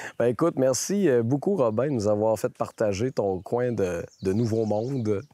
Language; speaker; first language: French; native; French